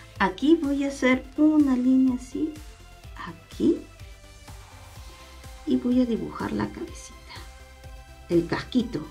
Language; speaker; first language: Spanish; native; Spanish